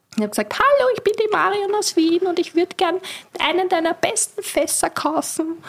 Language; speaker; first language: German; native; German